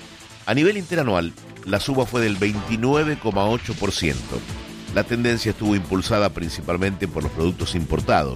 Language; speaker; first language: Spanish; native; Spanish